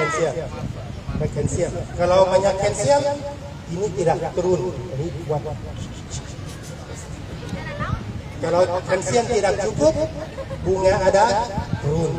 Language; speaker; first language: Indonesian; non-native, learner; Thai